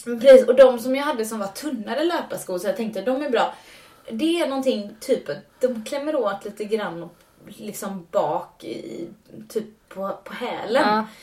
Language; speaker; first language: Swedish; native; Swedish